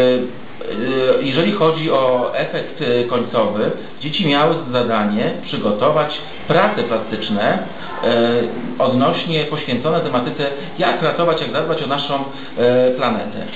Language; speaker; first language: Polish; native; Polish